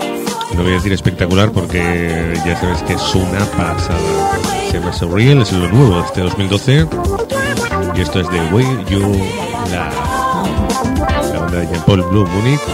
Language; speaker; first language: Spanish; native; Spanish